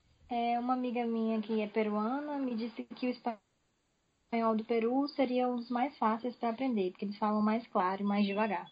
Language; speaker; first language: Spanish; non-native, learner; Portuguese